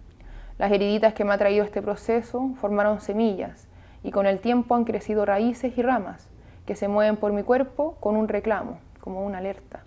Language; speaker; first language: Spanish; native; Spanish